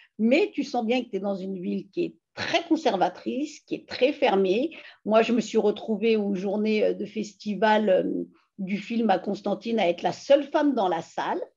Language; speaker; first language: French; native; French